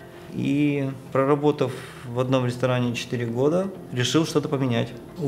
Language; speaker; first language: Russian; native; Russian